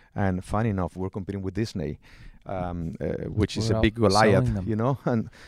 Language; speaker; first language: English; non-native, fluent; Spanish